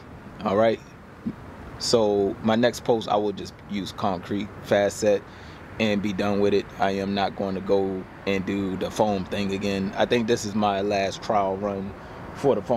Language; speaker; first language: English; native; English